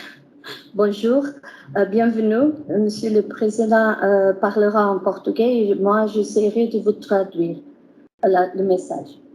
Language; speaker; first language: French; non-native, fluent; Portuguese